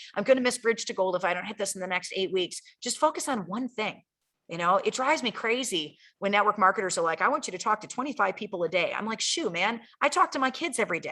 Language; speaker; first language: English; native; English